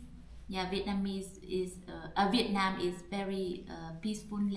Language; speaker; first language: English; non-native, learner; Vietnamese